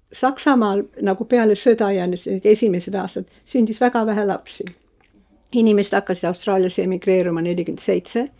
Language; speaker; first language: Estonian; early bilingual, heritage; Estonian